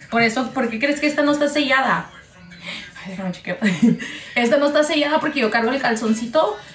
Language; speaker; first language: Spanish; early bilingual, heritage; Spanish